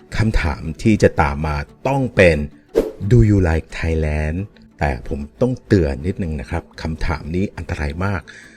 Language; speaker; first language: Thai; non-native, fluent; English